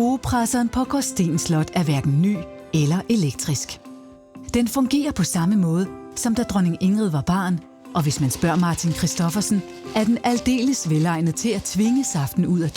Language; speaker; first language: Danish; native; Danish